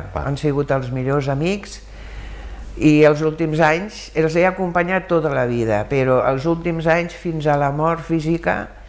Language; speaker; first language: Catalan; early bilingual, other home language; German